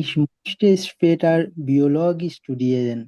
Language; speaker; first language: German; non-native, learner; Bangla